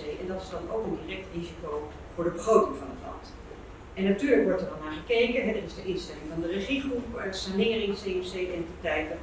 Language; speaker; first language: Dutch; non-native, local second language; Papiamento